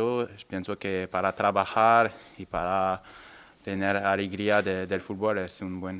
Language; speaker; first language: Spanish; non-native, learner; French